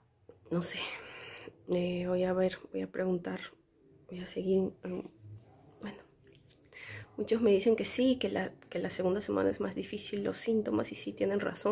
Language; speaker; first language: Spanish; native; Spanish